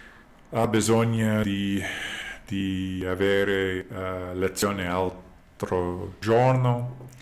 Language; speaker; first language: Italian; non-native, learner; English